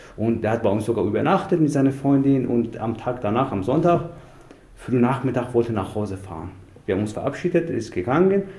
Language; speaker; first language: German; non-native, fluent; Persian